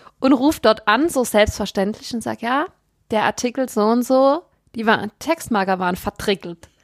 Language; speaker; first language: German; native; German